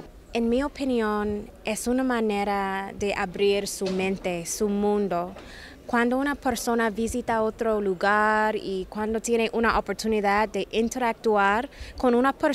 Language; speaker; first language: Spanish; non-native, fluent; English